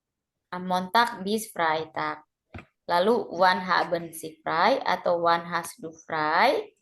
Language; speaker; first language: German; non-native, fluent; Indonesian